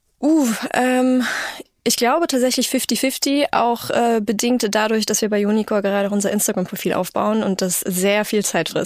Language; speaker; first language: German; native; German